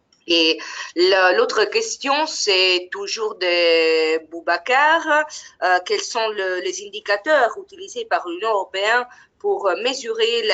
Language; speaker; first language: French; non-native, fluent; Italian